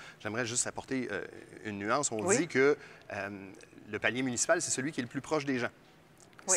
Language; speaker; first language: French; native; French